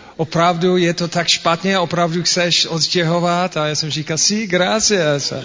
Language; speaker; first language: Czech; non-native, fluent; English